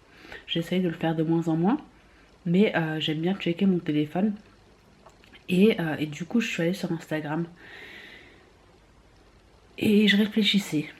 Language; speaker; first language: French; native; French